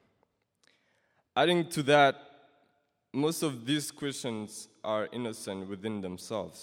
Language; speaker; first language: English; non-native, local second language; Kinyarwanda